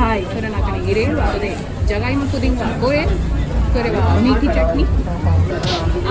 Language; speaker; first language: Japanese; non-native, learner; Hindi